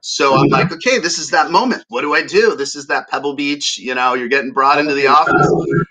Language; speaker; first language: English; native; English